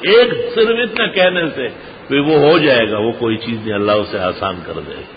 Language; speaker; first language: Urdu; non-native, local second language; Pashto